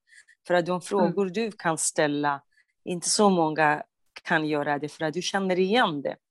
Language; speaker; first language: Swedish; non-native, fluent; Kurdish